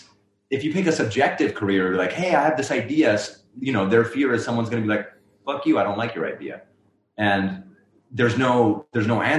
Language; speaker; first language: English; non-native, local second language; Urdu